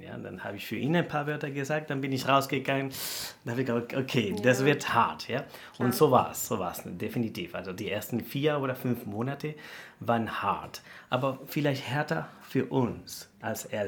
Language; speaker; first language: German; non-native, fluent; Spanish